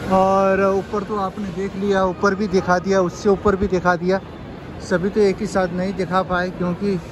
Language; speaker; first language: Hindi; native; Hindi